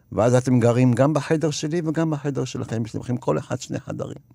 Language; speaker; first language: Hebrew; early bilingual, other home language; Arabic